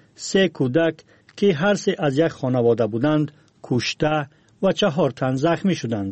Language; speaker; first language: Persian; native; Persian